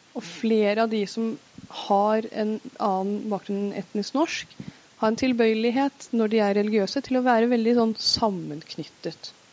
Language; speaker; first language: Norwegian; early bilingual, other home language; Persian